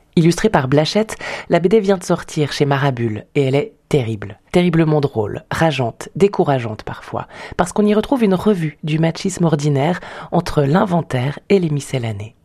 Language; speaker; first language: French; native; French